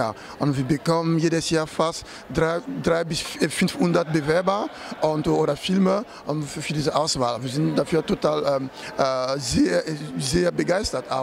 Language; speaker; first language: German; non-native, fluent; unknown